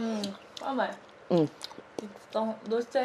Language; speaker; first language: French; non-native, learner; Korean